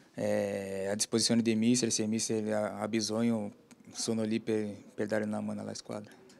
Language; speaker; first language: Italian; non-native, learner; Portuguese